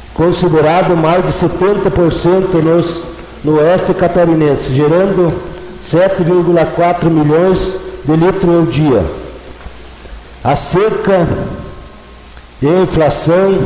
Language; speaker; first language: Portuguese; native; Portuguese